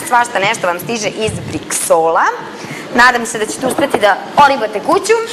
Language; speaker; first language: Croatian; native; Croatian